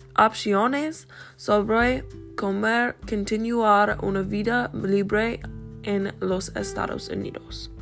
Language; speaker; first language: Spanish; non-native, learner; English